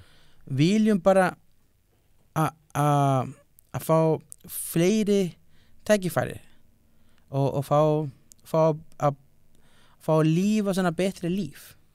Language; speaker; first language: Icelandic; non-native, learner; Spanish